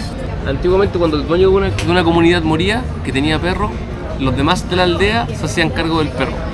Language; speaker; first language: Spanish; native; Spanish